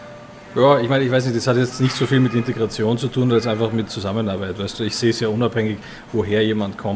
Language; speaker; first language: German; native; German